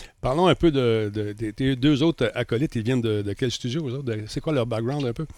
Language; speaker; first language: French; native; French